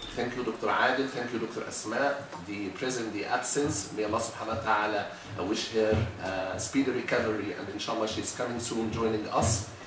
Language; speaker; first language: English; non-native, fluent; Arabic